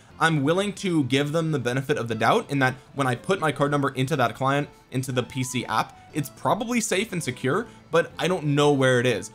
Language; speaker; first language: English; native; English